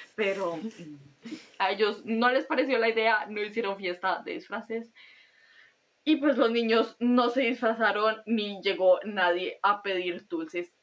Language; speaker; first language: Spanish; native; Spanish